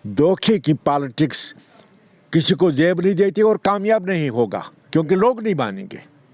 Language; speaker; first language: Urdu; non-native, local second language; Kashmiri